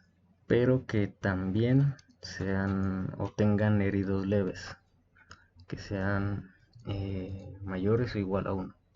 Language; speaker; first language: Spanish; native; Spanish